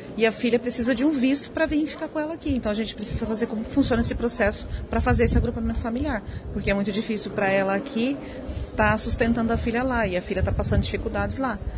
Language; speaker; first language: Portuguese; native; Portuguese